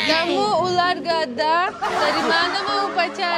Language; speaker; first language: Indonesian; non-native, learner; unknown